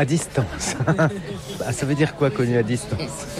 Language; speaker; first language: French; native; French